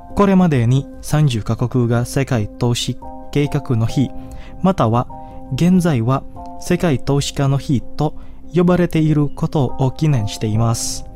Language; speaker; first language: Japanese; non-native, fluent; Indonesian